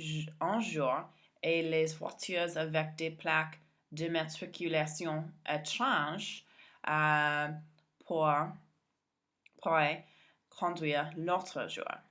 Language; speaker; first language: French; non-native, learner; English